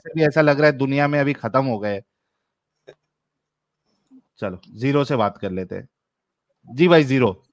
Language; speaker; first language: Hindi; native; Hindi